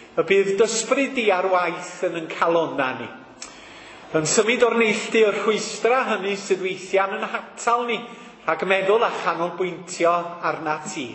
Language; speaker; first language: Welsh; native; Welsh